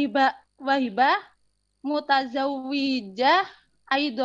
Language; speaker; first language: Arabic; non-native, learner; Indonesian